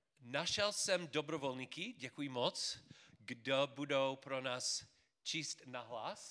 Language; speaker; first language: Czech; non-native, fluent; English